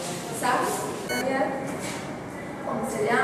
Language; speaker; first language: Spanish; non-native, learner; Portuguese